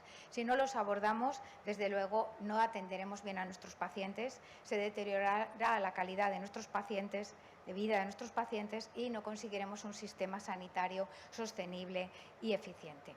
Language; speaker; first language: Spanish; native; Spanish